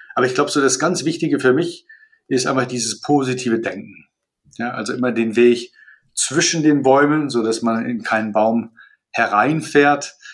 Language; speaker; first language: German; non-native, fluent; Malay